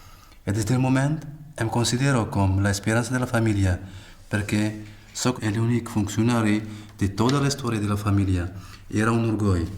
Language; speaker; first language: Catalan; non-native, fluent; Arabic